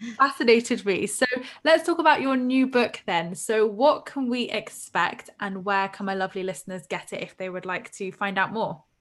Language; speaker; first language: English; native; English